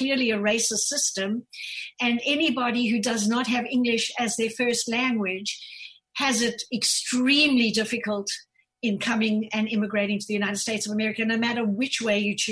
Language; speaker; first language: English; native; English